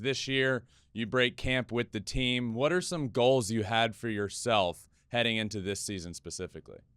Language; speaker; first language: English; native; English